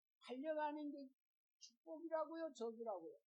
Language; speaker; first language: Korean; native; Korean